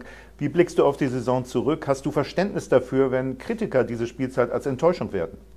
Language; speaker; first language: German; native; German